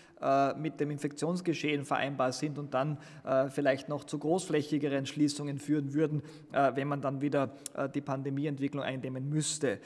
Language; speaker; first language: German; native; German